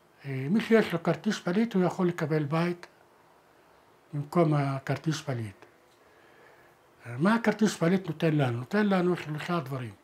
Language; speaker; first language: Hebrew; non-native, local second language; Arabic